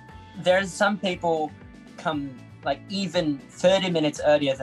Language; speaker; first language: English; non-native, learner; Japanese